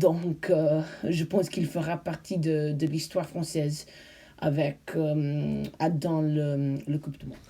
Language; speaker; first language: French; non-native, learner; English